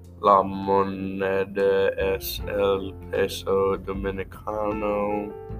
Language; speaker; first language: Spanish; non-native, learner; English